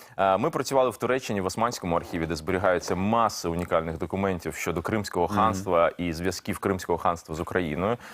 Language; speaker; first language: Ukrainian; non-native, local second language; Russian